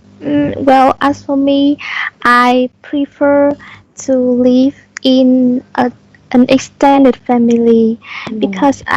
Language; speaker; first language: English; non-native, learner; Vietnamese